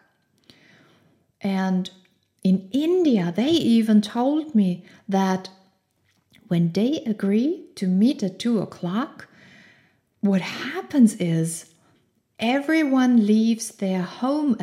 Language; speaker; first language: English; non-native, fluent; German